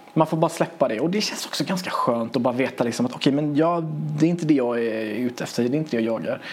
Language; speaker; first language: Swedish; early bilingual, other home language; Persian